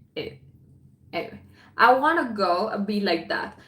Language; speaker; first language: English; non-native, fluent; Spanish